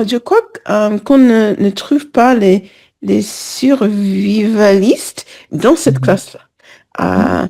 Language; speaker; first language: French; non-native, fluent; English